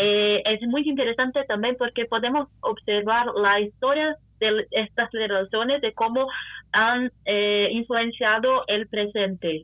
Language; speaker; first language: Spanish; non-native, fluent; Portuguese